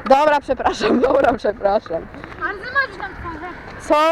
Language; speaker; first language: Polish; native; Polish